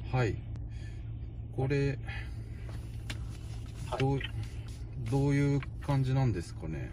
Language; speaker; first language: Japanese; native; Japanese